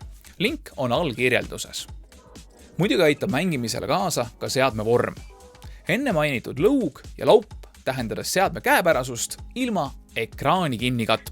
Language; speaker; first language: Estonian; native; Estonian